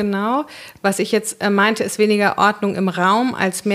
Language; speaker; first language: German; native; German